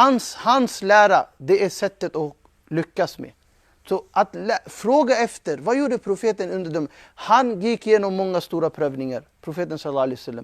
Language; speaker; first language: Swedish; non-native, fluent; Urdu